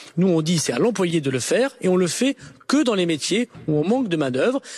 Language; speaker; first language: French; native; French